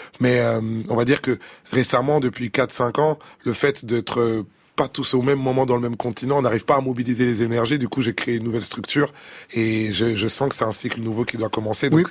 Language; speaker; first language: French; early bilingual, other home language; Lingala